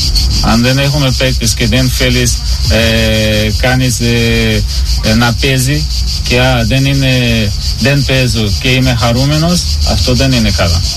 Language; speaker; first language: Greek; non-native, learner; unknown